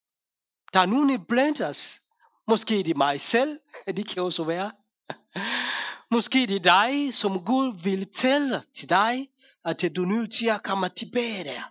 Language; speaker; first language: Danish; non-native, fluent; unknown